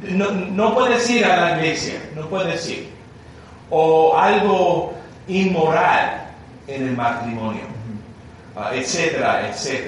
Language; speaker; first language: Spanish; non-native, learner; English